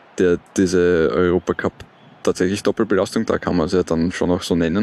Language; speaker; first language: German; native; German